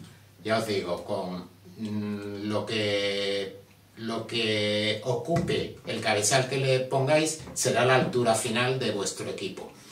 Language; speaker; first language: Spanish; native; Spanish